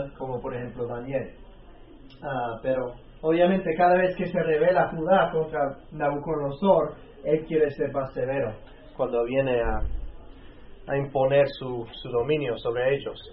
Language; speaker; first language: Spanish; native; Spanish